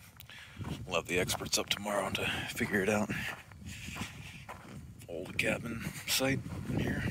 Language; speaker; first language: English; native; English